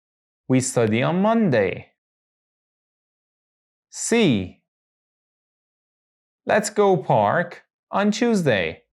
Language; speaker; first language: English; non-native, fluent; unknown